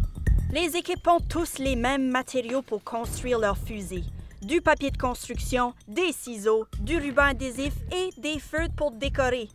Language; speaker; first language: French; native; French